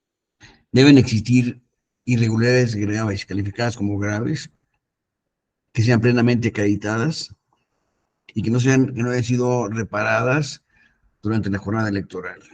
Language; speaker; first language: Spanish; native; Spanish